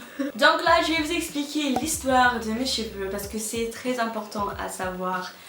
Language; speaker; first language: French; non-native, fluent; English